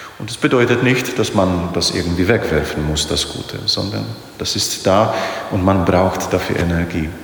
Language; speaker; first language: German; non-native, fluent; Polish